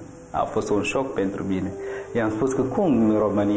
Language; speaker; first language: Romanian; non-native, learner; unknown